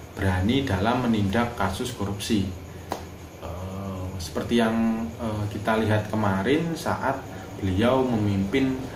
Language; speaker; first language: Indonesian; non-native, local second language; Javanese